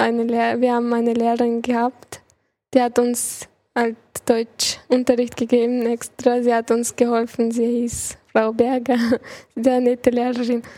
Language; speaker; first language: German; early bilingual, other home language; Chechen